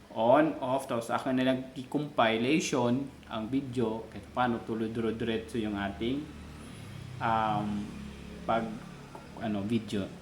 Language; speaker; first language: Filipino; non-native, local second language; Cebuano